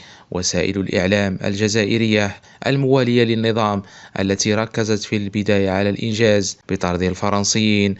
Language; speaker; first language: Arabic; native; Arabic